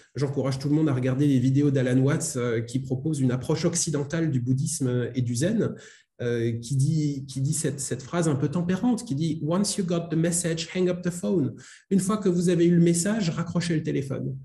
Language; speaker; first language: French; native; French